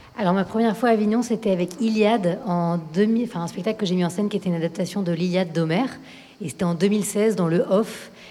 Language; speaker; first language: French; native; French